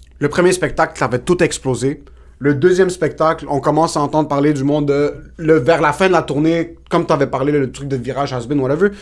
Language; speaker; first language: French; native; French